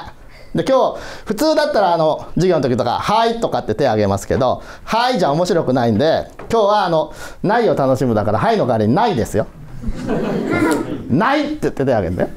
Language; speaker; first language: Japanese; native; Japanese